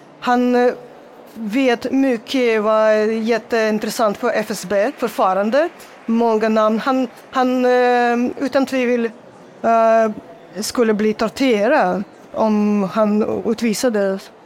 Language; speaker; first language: Swedish; non-native, fluent; Russian